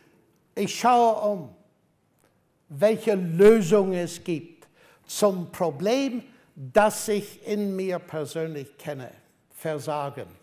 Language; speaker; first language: German; non-native, fluent; English